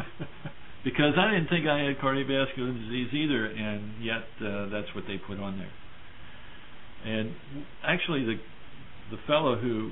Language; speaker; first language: English; native; English